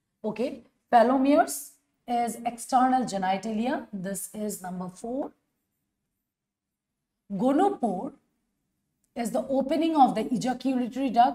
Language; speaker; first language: English; non-native, local second language; Assamese